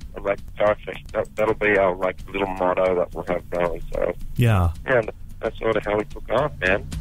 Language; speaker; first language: English; native; English